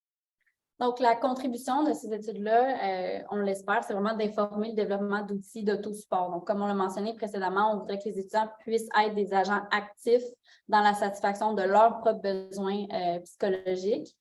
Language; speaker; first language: French; native; French